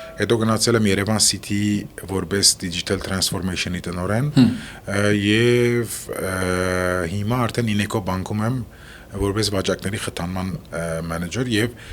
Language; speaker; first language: Armenian; early bilingual, heritage; Armenian